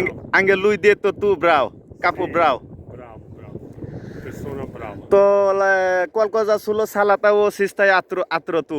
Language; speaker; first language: Italian; non-native, learner; Bangla